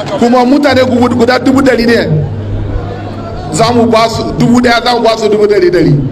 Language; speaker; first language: Hausa; non-native, local second language; Kanuri